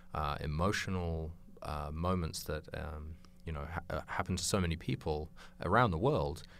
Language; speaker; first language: English; native; English